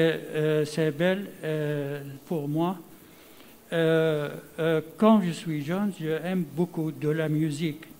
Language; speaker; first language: French; non-native, learner; Arabic